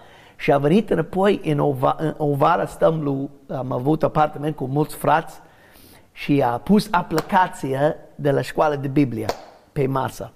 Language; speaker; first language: Romanian; non-native, learner; English